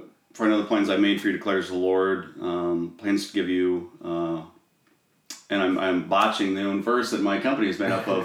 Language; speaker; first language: English; native; English